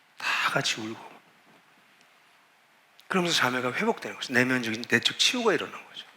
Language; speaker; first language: Korean; native; Korean